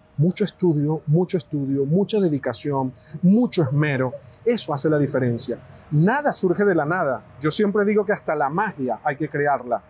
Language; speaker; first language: Spanish; native; Spanish